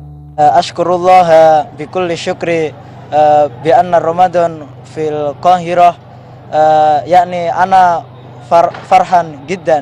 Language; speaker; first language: Arabic; non-native, fluent; Indonesian